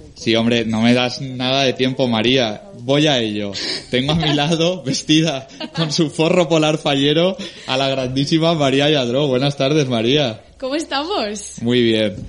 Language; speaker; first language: Spanish; native; Spanish